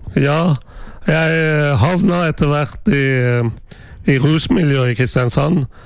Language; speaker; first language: Norwegian; non-native, fluent; Persian